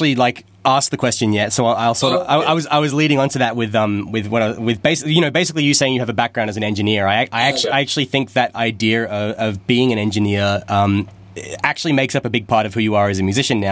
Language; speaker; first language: English; native; English